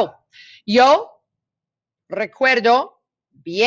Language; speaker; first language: Spanish; non-native, fluent; English